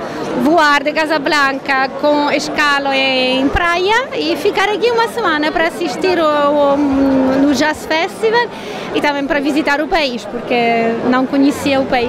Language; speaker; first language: Portuguese; non-native, fluent; Italian